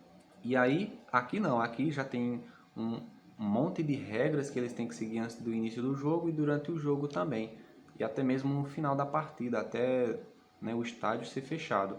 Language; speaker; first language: Portuguese; native; Portuguese